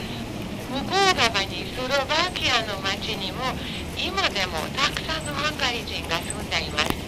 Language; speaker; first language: Japanese; non-native, fluent; Hungarian